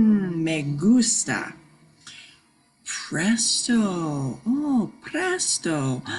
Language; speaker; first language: Spanish; non-native, fluent; English